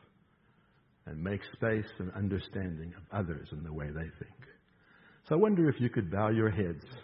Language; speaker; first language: English; native; English